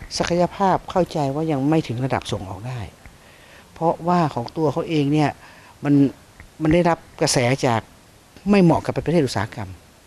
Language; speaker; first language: Thai; native; Thai